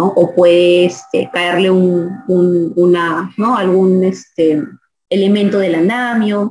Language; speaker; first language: Spanish; native; Spanish